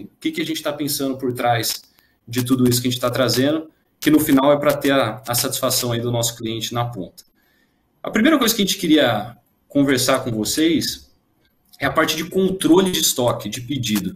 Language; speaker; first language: Portuguese; native; Portuguese